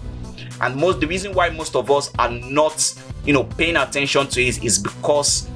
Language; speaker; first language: English; non-native, local second language; Yoruba